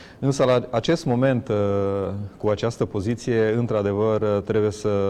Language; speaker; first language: Romanian; non-native, local second language; Hungarian